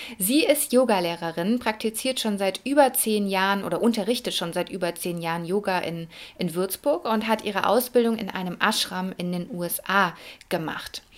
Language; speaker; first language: German; native; German